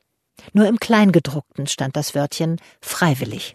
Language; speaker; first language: German; native; German